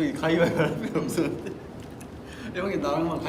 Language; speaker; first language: Korean; native; Korean